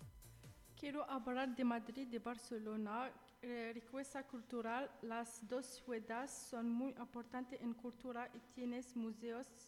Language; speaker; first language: Spanish; non-native, learner; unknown